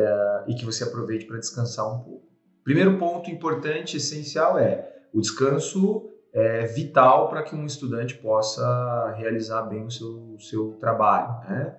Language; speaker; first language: Portuguese; native; Portuguese